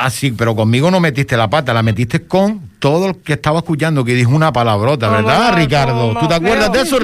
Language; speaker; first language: Spanish; native; Spanish